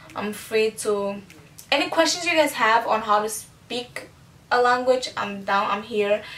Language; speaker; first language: English; early bilingual, other home language; Portuguese